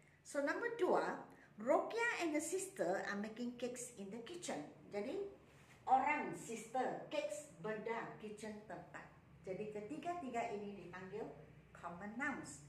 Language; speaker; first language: English; non-native, local second language; Malay